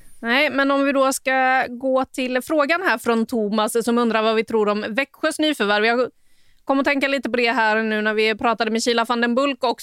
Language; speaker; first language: Swedish; native; Swedish